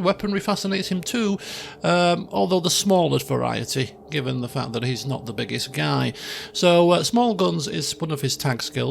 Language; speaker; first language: English; native; English